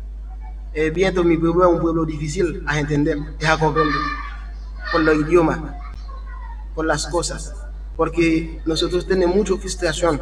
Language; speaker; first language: Spanish; non-native, learner; Haitian Creole